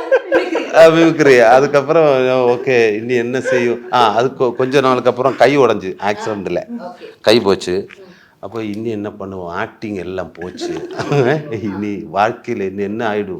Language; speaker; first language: Tamil; non-native, learner; Malayalam